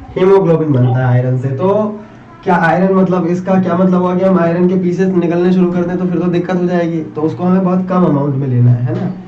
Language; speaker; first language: Hindi; native; Hindi